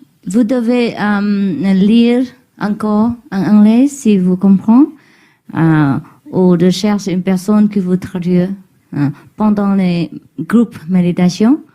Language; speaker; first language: French; non-native, fluent; Vietnamese